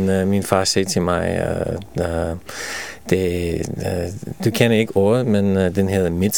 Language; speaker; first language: Danish; non-native, fluent; Russian